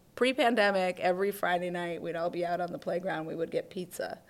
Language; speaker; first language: English; native; English